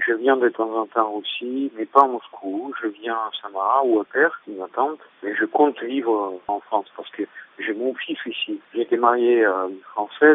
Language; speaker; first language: French; non-native, fluent; Russian